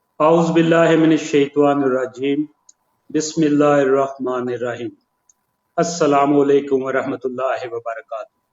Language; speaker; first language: Urdu; non-native, local second language; Punjabi